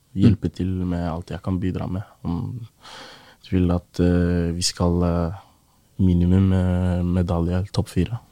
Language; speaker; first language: Norwegian; early bilingual, other home language; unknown